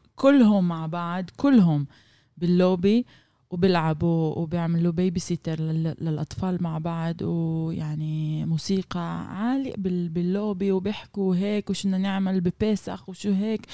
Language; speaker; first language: Arabic; non-native, fluent; Hebrew